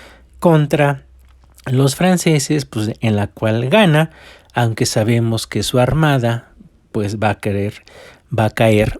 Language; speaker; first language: Spanish; native; Spanish